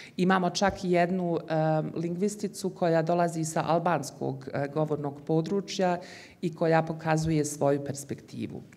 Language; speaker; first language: Bosnian; early bilingual, heritage; Bosnian